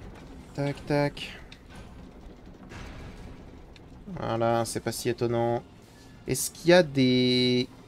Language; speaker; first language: French; native; French